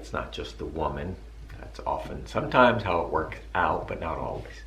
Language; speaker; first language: English; native; English